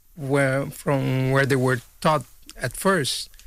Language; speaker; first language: English; non-native, fluent; Portuguese